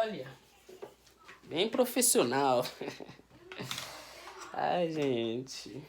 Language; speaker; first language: Portuguese; non-native, learner; Haitian Creole